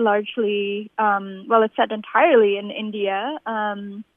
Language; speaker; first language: English; non-native, local second language; Bangla